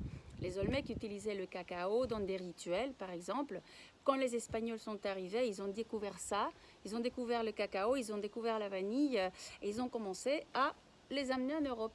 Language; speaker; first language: French; non-native, fluent; Spanish